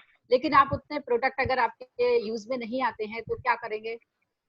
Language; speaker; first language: Hindi; native; Hindi